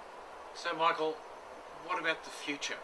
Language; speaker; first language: English; native; English